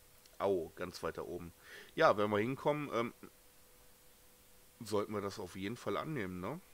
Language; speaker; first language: German; native; German